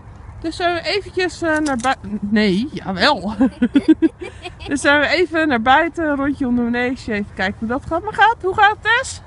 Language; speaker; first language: Dutch; native; Dutch